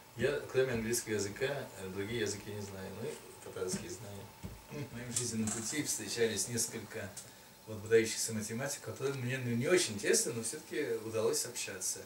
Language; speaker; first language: Russian; non-native, local second language; Tatar